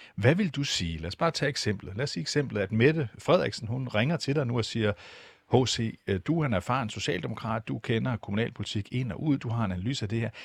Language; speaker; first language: Danish; native; Danish